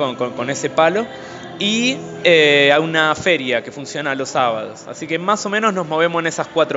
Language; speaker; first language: Spanish; native; Spanish